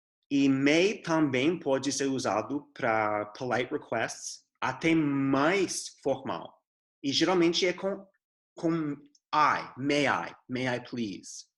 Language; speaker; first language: Portuguese; non-native, fluent; English